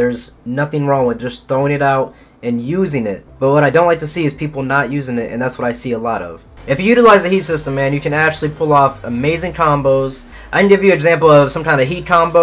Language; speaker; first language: English; native; English